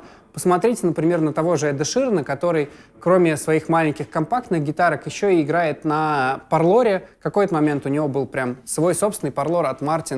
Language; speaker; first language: Russian; native; Russian